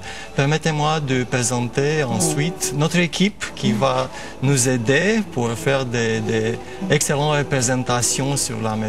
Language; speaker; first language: French; non-native, fluent; Romanian